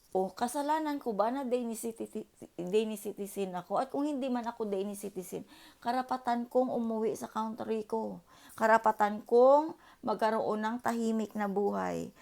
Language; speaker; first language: Filipino; early bilingual, heritage; Filipino